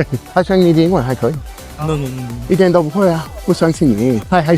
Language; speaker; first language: Chinese; non-native, fluent; English